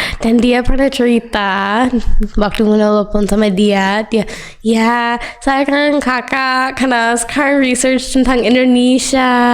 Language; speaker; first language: Indonesian; non-native, learner; English